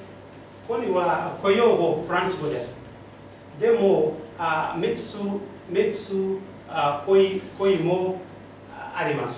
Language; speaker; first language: Japanese; non-native, learner; Mossi